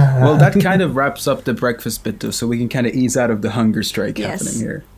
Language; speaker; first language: English; non-native, fluent; Swedish